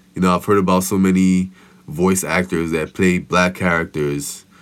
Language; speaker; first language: English; non-native, local second language; Yoruba